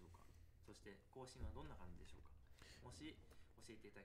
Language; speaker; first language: Japanese; native; Japanese